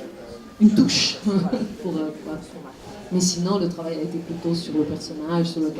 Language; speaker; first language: French; non-native, fluent; Italian